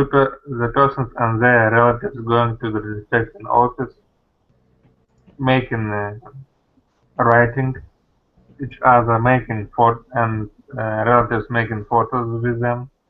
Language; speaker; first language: English; non-native, learner; Russian